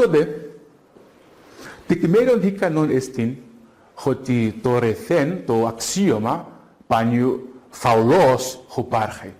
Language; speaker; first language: Greek; non-native, fluent; Portuguese